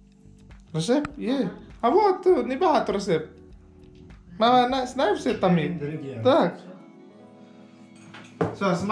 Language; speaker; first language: Ukrainian; non-native, learner; Indonesian